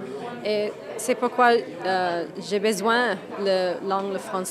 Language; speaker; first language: French; non-native, learner; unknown